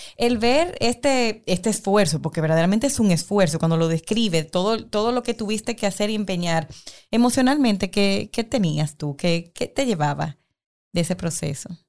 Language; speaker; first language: Spanish; native; Spanish